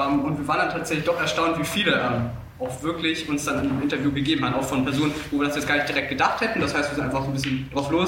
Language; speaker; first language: German; native; German